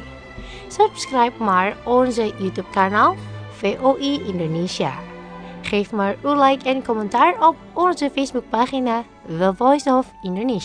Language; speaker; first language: Dutch; non-native, fluent; Indonesian